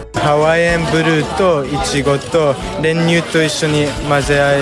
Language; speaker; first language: Japanese; early bilingual, heritage; Japanese